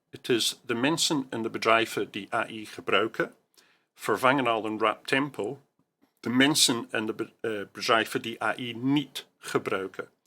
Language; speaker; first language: Dutch; non-native, fluent; English